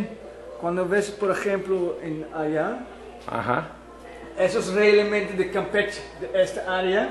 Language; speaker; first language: Spanish; non-native, fluent; Dutch